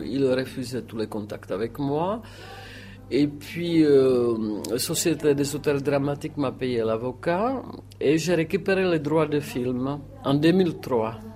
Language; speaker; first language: French; non-native, fluent; Czech